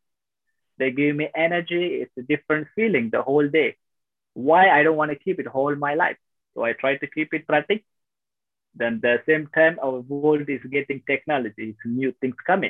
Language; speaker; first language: English; non-native, local second language; Tamil